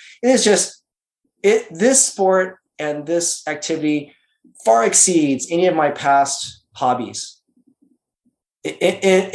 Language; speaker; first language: English; native; English